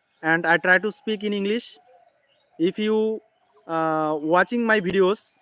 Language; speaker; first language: English; non-native, local second language; Bangla